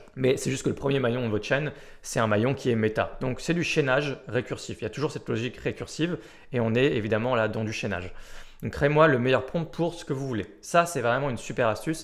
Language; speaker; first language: French; native; French